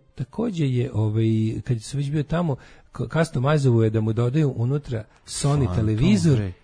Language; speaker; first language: Serbian; native; Serbian